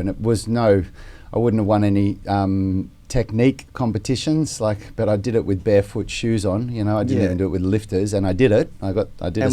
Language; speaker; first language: English; native; English